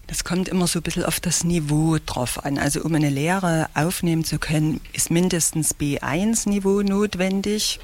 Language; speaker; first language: German; native; German